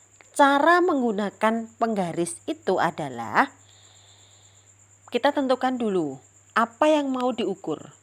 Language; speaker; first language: Indonesian; native; Indonesian